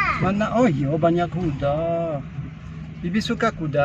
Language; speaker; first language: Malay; non-native, fluent; French